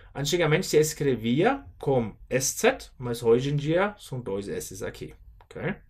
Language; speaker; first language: Portuguese; non-native, fluent; German